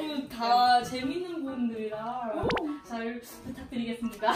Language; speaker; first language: Korean; non-native, fluent; Thai